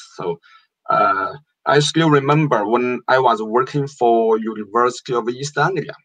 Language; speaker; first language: English; non-native, fluent; Chinese